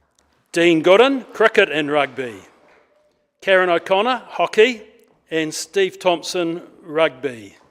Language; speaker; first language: English; native; English